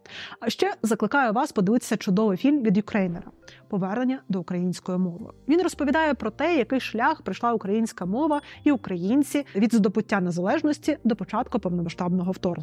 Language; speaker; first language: Ukrainian; non-native, local second language; Russian